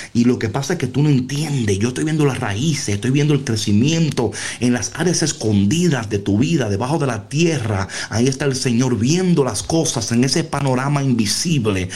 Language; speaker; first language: Spanish; early bilingual, heritage; Spanish